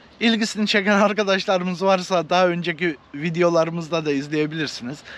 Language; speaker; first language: Turkish; early bilingual, heritage; Turkish